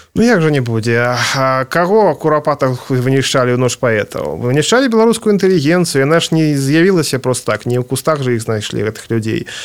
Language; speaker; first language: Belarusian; non-native, local second language; Russian